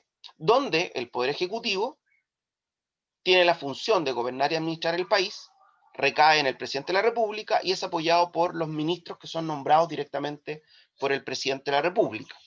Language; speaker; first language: Spanish; native; Spanish